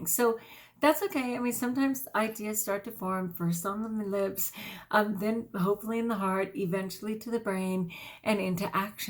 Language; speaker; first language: English; native; English